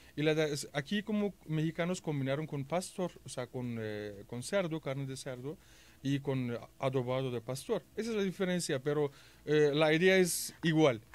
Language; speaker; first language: Spanish; non-native, fluent; Turkish